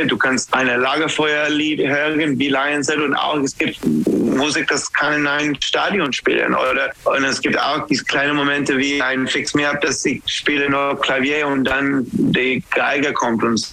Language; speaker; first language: German; non-native, learner; English